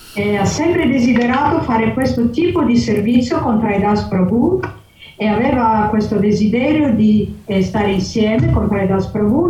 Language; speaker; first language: Italian; native; Italian